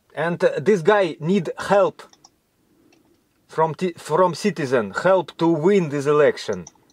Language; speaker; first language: English; non-native, learner; Russian